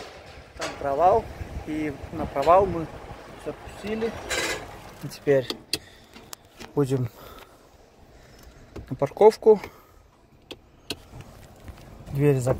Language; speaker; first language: Russian; non-native, learner; Uzbek